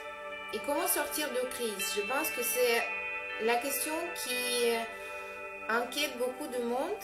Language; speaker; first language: French; non-native, fluent; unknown